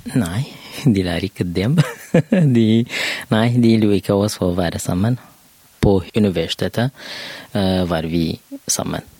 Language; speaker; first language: Norwegian; non-native, learner; Kurdish